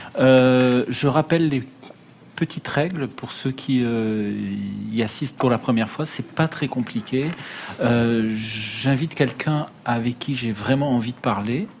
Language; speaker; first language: French; early bilingual, other home language; Arabic